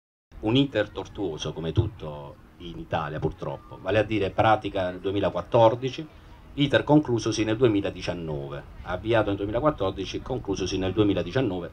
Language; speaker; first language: Italian; native; Italian